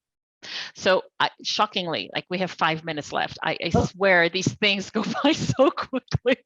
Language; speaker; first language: English; non-native, fluent; Polish